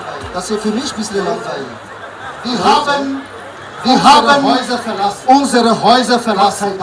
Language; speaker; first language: German; non-native, learner; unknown